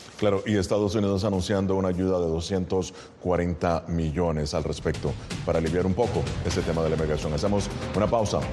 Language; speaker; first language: Spanish; native; Spanish